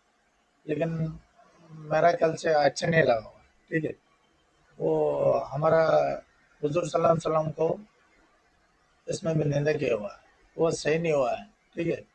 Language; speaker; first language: Hindi; non-native, learner; Bangla